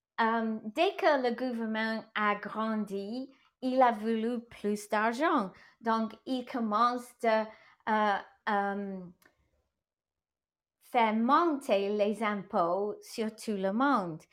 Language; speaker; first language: French; non-native, learner; English